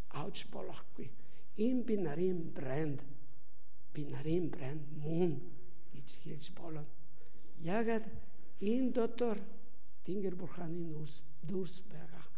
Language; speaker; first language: Mongolian; non-native, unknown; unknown